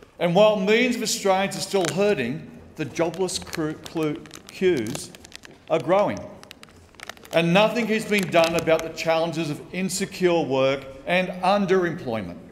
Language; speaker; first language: English; native; English